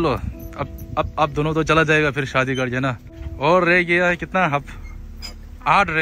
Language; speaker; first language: Hindi; non-native, local second language; Tibetan